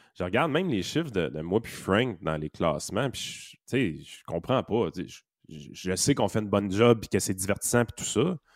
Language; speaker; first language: French; native; French